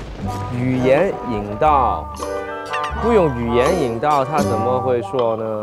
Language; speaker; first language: Chinese; non-native, local second language; Cantonese